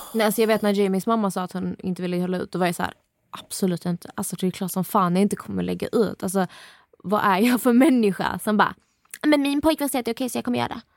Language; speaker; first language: Swedish; native; Swedish